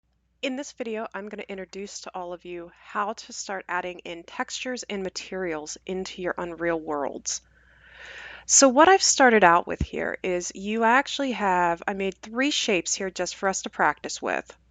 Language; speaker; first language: English; native; English